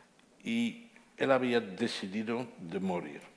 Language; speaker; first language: Spanish; non-native, fluent; Dutch